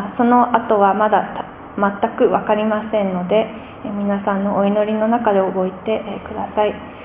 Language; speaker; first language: Japanese; non-native, fluent; English